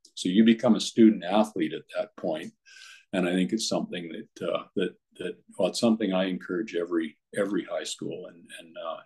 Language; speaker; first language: English; native; English